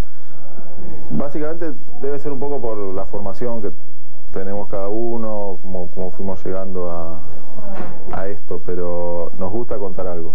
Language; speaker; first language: Spanish; native; Spanish